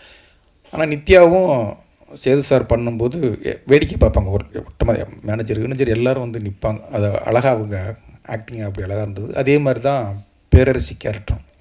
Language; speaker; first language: Tamil; native; Tamil